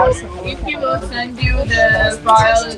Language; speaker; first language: English; non-native, fluent; Ukrainian